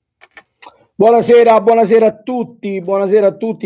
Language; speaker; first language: Italian; native; Italian